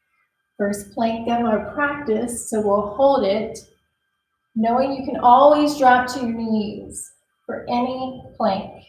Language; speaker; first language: English; native; English